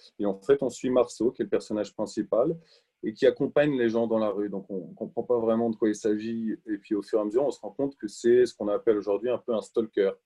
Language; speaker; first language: French; native; French